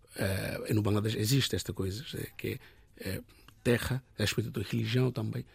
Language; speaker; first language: Portuguese; non-native, learner; Bangla